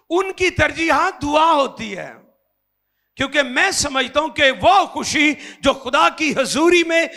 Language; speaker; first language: Urdu; non-native, local second language; Punjabi